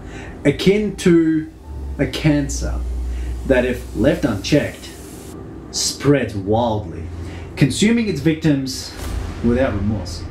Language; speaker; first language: English; native; English